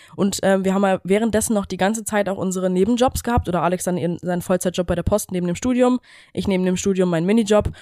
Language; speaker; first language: German; native; German